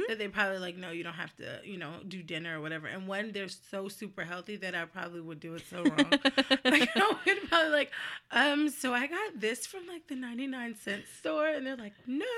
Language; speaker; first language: English; native; English